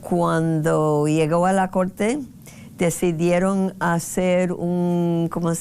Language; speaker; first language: Spanish; non-native, fluent; English